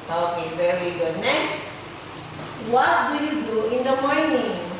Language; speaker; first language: English; non-native, fluent; Vietnamese